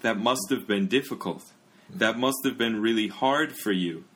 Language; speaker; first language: English; native; English